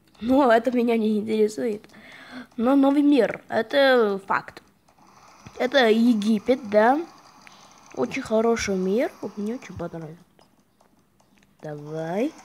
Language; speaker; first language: Russian; non-native, fluent; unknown